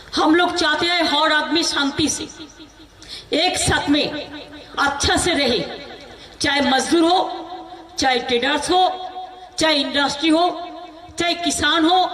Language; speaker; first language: Hindi; non-native, local second language; Bangla